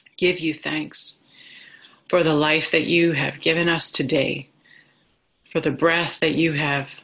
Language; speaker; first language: English; native; English